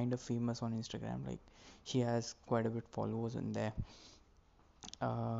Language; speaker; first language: English; non-native, local second language; Marathi